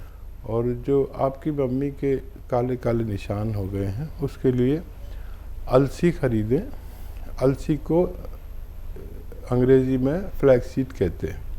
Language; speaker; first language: Hindi; native; Hindi